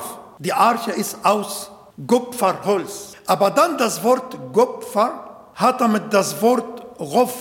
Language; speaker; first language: German; non-native, fluent; Arabic